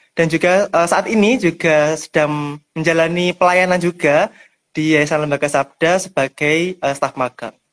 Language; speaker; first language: Indonesian; native; Indonesian